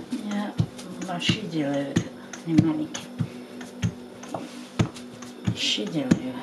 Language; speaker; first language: Russian; non-native, local second language; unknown